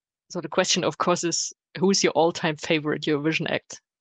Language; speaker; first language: English; non-native, fluent; German